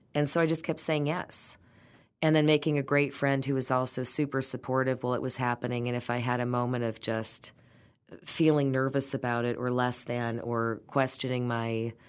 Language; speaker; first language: English; native; English